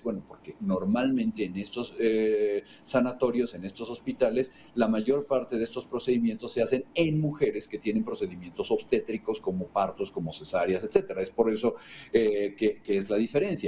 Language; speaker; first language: Spanish; native; Spanish